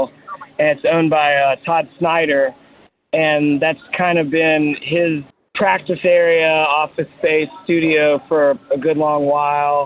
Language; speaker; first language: English; native; English